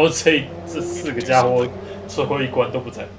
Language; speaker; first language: Chinese; native; Chinese